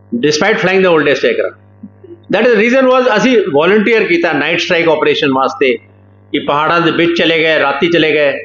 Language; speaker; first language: Hindi; non-native, local second language; Punjabi